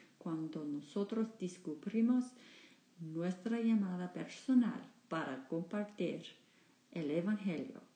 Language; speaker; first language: Spanish; non-native, learner; English